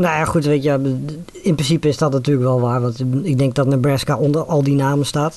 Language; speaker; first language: Dutch; native; Dutch